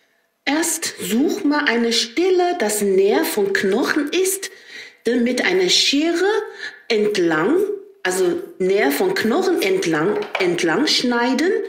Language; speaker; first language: German; non-native, learner; Chinese